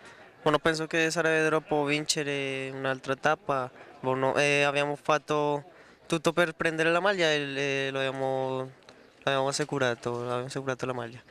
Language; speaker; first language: Italian; non-native, learner; Spanish